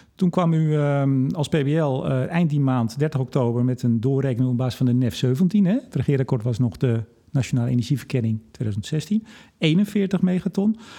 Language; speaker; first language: Dutch; native; Dutch